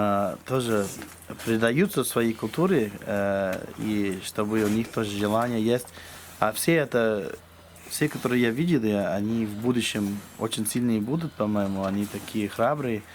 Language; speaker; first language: Russian; non-native, fluent; English